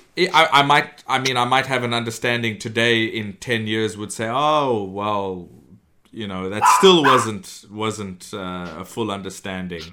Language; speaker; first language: English; native; English